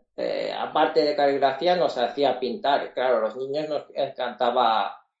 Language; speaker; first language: Spanish; non-native, fluent; Japanese